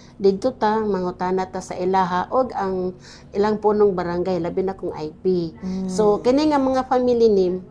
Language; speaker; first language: Cebuano; non-native, local second language; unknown